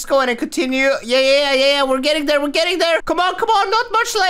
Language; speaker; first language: English; native; English